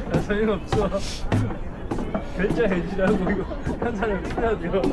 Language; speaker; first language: Korean; non-native, fluent; Filipino